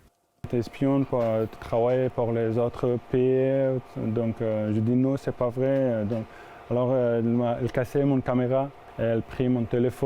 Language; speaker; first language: French; non-native, learner; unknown